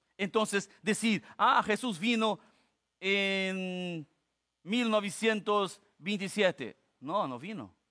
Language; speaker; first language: Spanish; non-native, fluent; Portuguese